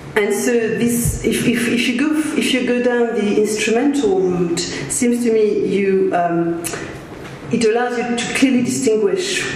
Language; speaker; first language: English; non-native, fluent; French